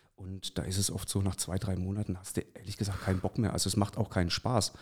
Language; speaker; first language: German; native; German